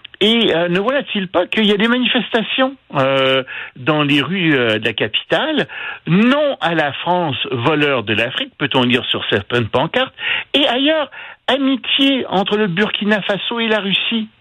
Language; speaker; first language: French; native; French